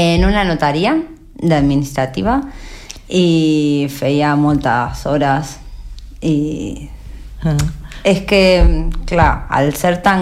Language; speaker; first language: Catalan; non-native, learner; Spanish